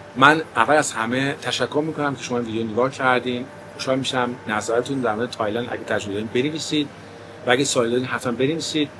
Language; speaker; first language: Persian; early bilingual, heritage; Persian